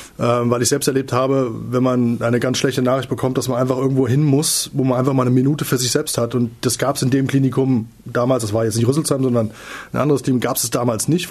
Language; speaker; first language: German; native; German